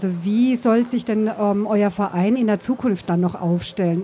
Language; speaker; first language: German; early bilingual, other home language; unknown